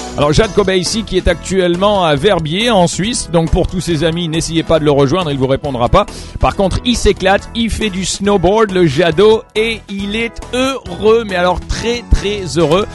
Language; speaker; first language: French; native; French